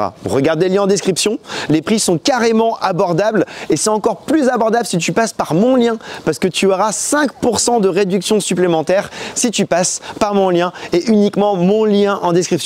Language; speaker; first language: French; native; French